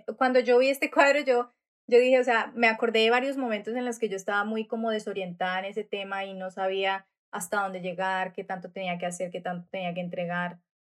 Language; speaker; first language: Spanish; native; Spanish